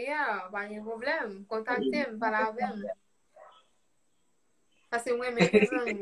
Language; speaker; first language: French; non-native, local second language; Haitian Creole